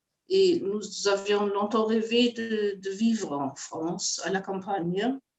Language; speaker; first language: French; non-native, fluent; German